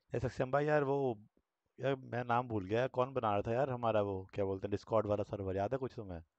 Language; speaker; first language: Hindi; native; Hindi